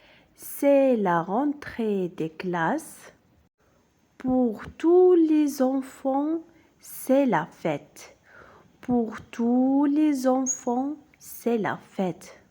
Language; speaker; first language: French; non-native, local second language; Arabic